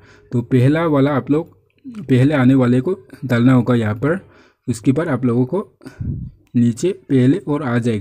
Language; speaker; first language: Hindi; non-native, local second language; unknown